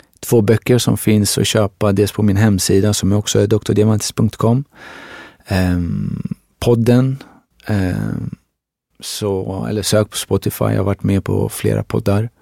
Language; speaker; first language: Swedish; early bilingual, other home language; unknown